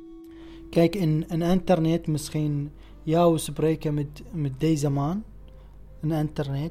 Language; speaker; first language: Dutch; non-native, learner; Arabic